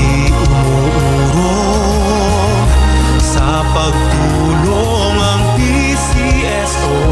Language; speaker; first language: Filipino; native; Filipino